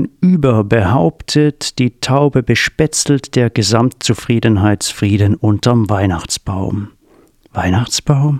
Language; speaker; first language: German; native; German